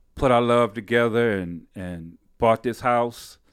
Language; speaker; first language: English; native; English